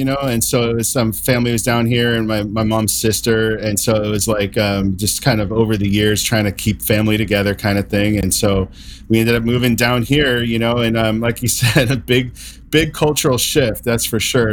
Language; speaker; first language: English; native; English